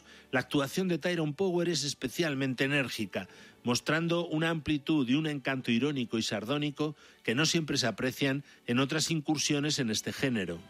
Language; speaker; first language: Spanish; native; Spanish